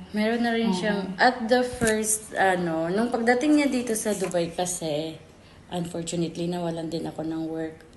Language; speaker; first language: Filipino; non-native, local second language; Cebuano